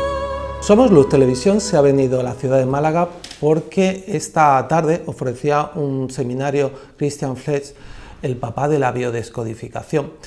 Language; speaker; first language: Spanish; native; Spanish